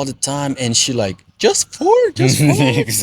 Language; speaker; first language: English; non-native, fluent; Portuguese